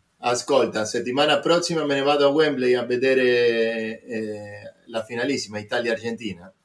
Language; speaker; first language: Italian; non-native, learner; Spanish